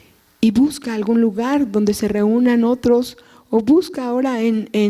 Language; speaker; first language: Spanish; native; Spanish